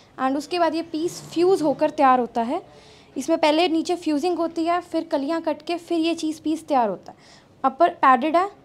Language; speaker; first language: Hindi; non-native, local second language; Punjabi